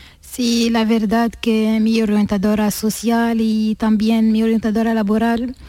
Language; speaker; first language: Spanish; non-native, learner; Arabic